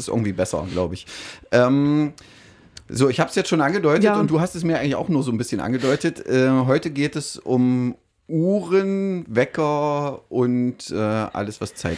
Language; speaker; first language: German; native; German